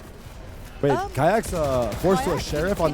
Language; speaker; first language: English; native; English